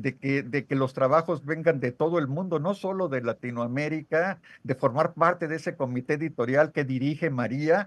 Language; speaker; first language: Spanish; native; Spanish